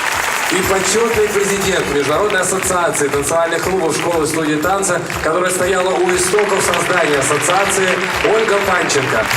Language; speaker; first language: Russian; native; Russian